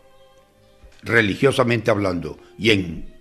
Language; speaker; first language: Spanish; native; Spanish